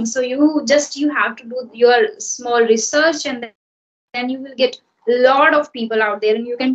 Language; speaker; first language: English; non-native, fluent; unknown